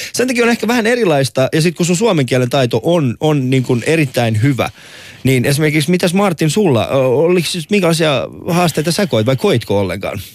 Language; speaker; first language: Finnish; early bilingual, other home language; Persian